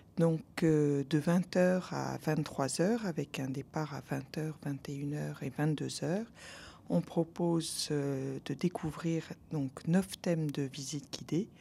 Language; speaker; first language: French; native; French